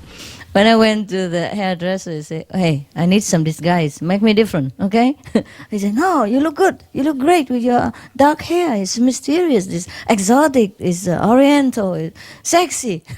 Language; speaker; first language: English; non-native, fluent; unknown